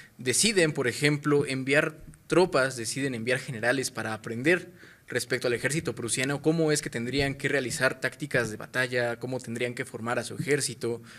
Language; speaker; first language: Spanish; native; Spanish